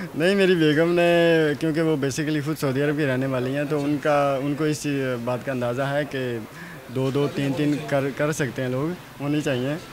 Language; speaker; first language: Urdu; non-native, local second language; Punjabi